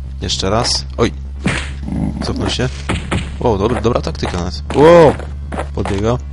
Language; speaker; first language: Polish; native; Polish